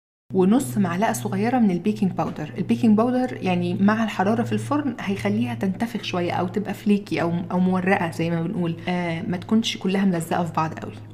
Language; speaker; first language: Arabic; native; Arabic